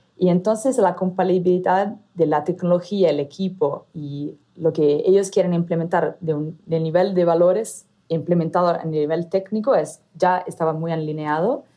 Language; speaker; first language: Spanish; non-native, fluent; Italian